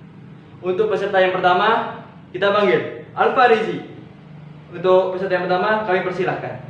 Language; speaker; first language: Indonesian; native; Indonesian